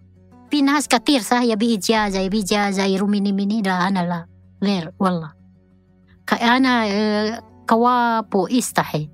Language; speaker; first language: Arabic; non-native, learner; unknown